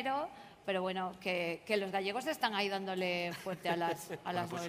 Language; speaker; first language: Spanish; native; Spanish